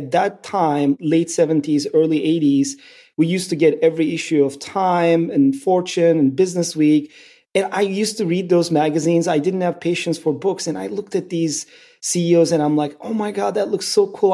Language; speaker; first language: English; non-native, fluent; Turkish